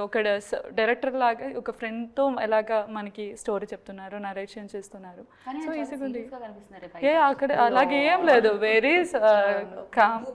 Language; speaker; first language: Telugu; non-native, learner; Malayalam